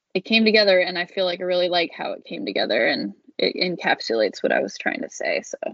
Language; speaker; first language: English; native; English